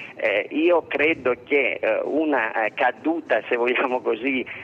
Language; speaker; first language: Italian; non-native, fluent; Greek